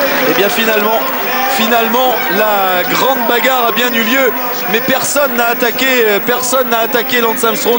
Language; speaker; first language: French; native; French